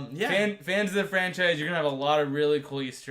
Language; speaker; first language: English; native; English